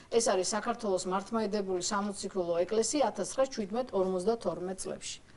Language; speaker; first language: Georgian; native; Georgian